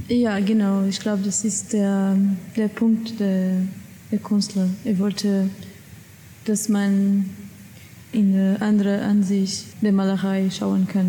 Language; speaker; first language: German; non-native, learner; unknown